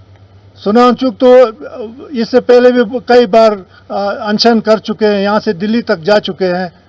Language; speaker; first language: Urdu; non-native, local second language; Ladakhi